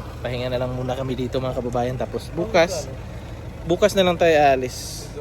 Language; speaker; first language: Filipino; non-native, local second language; Cebuano